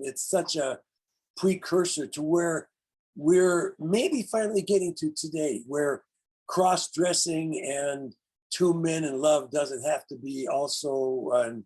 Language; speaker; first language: English; native; English